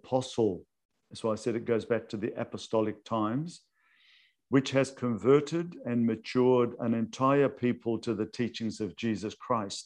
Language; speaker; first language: English; native; English